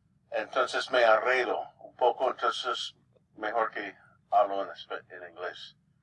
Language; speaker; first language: Spanish; non-native, fluent; English